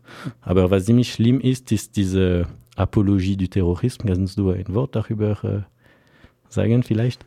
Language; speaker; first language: German; non-native, fluent; French